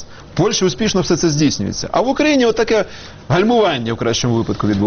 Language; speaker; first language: Ukrainian; native; Ukrainian